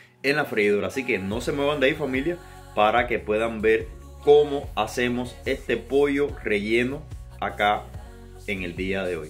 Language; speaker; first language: Spanish; native; Spanish